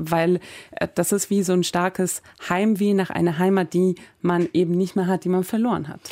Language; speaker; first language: German; early bilingual, other home language; Persian